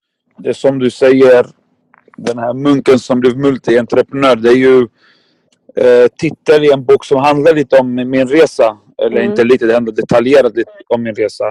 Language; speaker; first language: Swedish; non-native, fluent; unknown